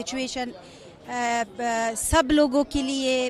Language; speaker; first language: Hindi; non-native, fluent; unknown